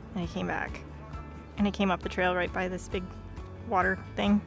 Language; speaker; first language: English; native; English